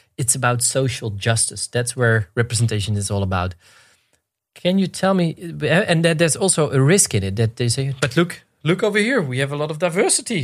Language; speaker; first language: English; non-native, fluent; Dutch